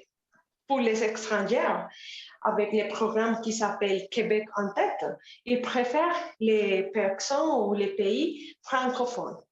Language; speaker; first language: French; non-native, learner; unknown